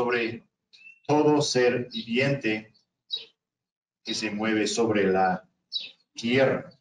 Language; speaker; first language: Spanish; non-native, fluent; English